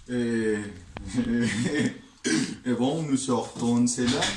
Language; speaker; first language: French; non-native, learner; Spanish